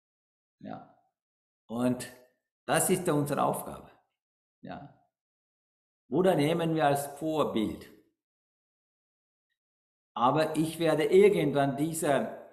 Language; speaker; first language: German; non-native, learner; Sinhala